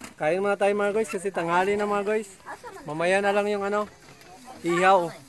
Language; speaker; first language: Filipino; non-native, local second language; Cebuano